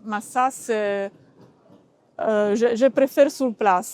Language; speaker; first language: French; non-native, learner; Italian